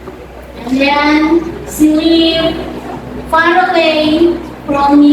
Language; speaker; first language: English; non-native, learner; Indonesian